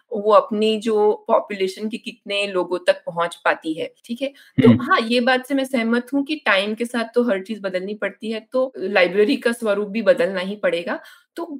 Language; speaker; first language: Hindi; non-native, local second language; Gujarati